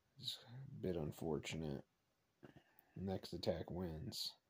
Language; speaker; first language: English; native; English